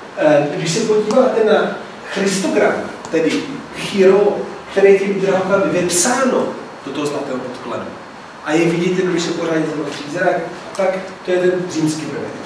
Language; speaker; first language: Czech; non-native, fluent; Italian